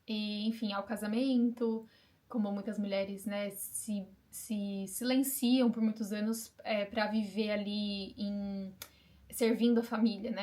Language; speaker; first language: Portuguese; native; Portuguese